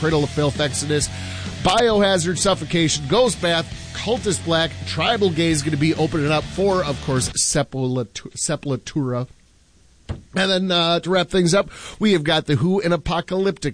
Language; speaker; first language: English; native; English